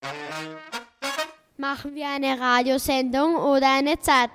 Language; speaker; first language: German; native; German